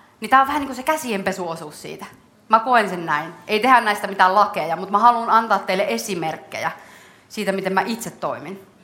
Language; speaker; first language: Finnish; native; Finnish